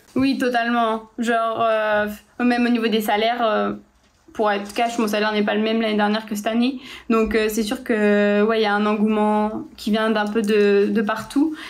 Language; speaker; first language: French; native; French